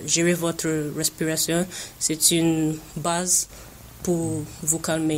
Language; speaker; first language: French; non-native, fluent; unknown